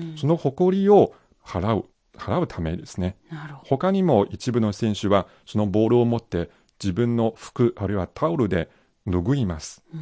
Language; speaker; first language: Japanese; non-native, fluent; Chinese